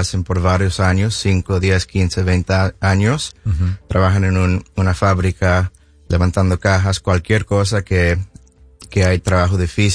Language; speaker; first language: Spanish; early bilingual, heritage; Spanish